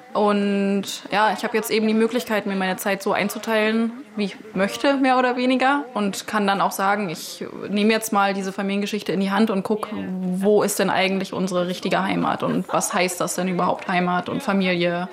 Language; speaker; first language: German; native; German